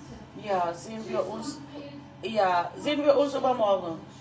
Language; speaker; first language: German; non-native, learner; French